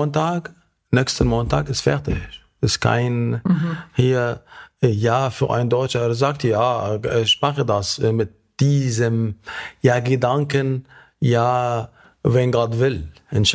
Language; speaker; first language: German; non-native, fluent; Arabic